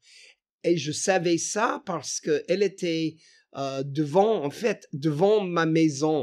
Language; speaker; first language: French; non-native, fluent; English